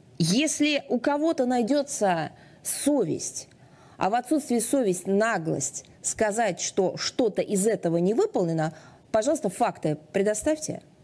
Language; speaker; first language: Russian; native; Russian